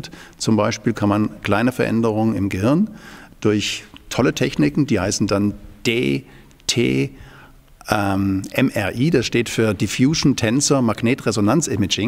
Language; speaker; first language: German; native; German